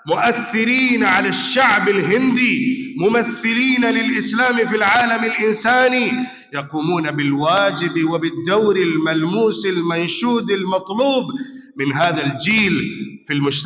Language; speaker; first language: Arabic; non-native, fluent; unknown